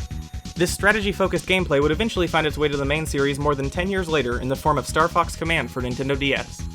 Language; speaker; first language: English; native; English